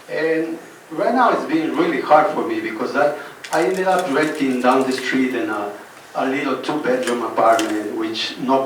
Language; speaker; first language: English; non-native, fluent; Spanish